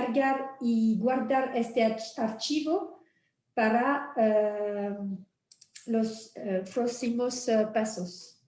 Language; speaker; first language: Spanish; non-native, fluent; French